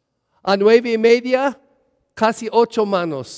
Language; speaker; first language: Spanish; early bilingual, heritage; English